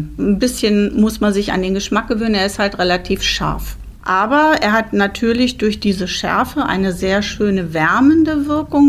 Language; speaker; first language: German; native; German